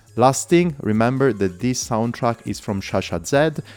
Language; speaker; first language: English; non-native, fluent; Italian